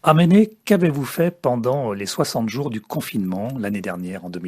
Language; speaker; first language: French; native; French